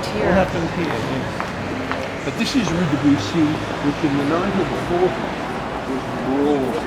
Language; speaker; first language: English; native; English